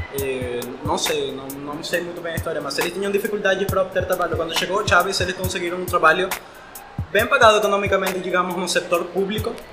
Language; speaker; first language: Portuguese; non-native, fluent; Spanish